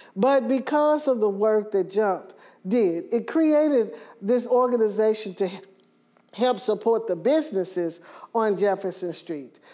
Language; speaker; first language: English; native; English